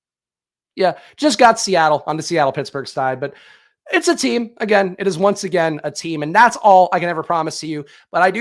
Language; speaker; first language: English; native; English